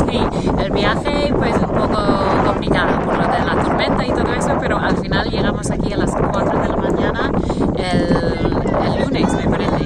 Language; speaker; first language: Spanish; non-native, fluent; English